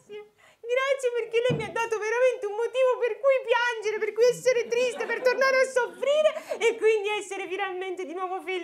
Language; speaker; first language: Italian; native; Italian